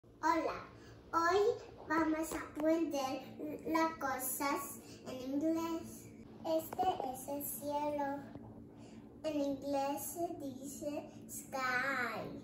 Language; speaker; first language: Spanish; early bilingual, heritage; English